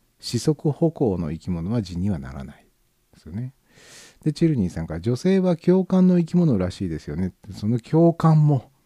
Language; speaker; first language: Japanese; native; Japanese